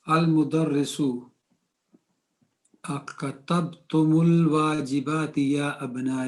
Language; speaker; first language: Arabic; non-native, learner; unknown